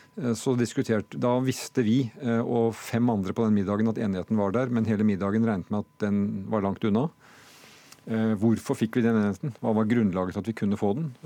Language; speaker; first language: Norwegian; native; Norwegian